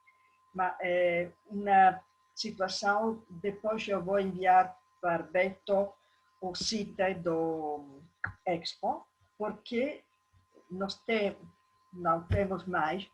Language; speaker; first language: Portuguese; non-native, learner; Italian